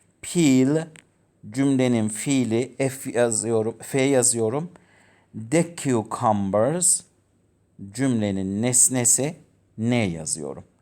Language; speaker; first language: Turkish; native; Turkish